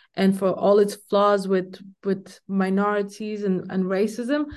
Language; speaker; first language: English; early bilingual, heritage; Danish